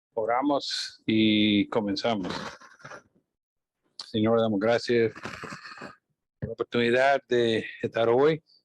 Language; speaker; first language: Spanish; non-native, fluent; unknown